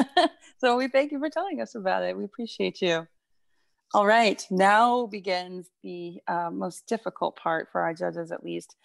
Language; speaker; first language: English; native; English